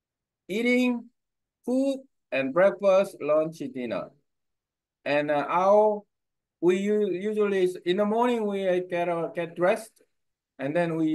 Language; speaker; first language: English; non-native, learner; Korean